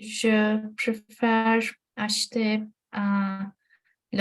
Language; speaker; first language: French; non-native, learner; Turkish